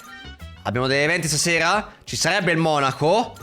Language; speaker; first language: Italian; native; Italian